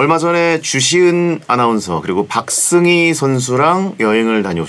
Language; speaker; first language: Korean; native; Korean